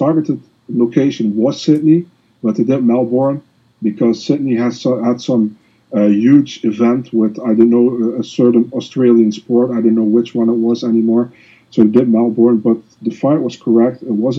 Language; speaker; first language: English; non-native, fluent; Dutch